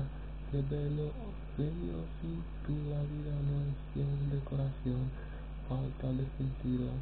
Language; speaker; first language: Spanish; non-native, learner; Romanian